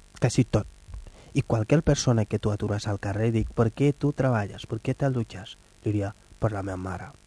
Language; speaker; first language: Catalan; non-native, fluent; Wolof